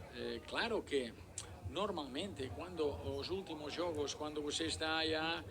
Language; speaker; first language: Portuguese; non-native, learner; Spanish